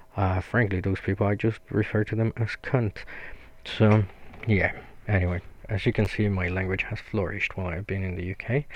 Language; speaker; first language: English; non-native, fluent; Spanish